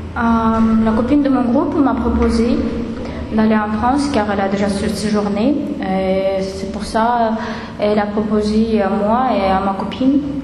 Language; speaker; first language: French; non-native, fluent; Russian